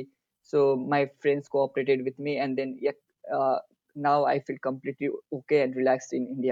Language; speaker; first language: English; non-native, local second language; Nepali